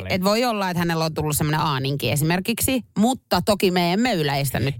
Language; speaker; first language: Finnish; native; Finnish